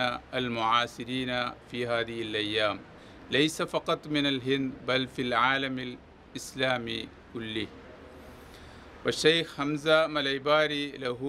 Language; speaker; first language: Arabic; non-native, fluent; Malayalam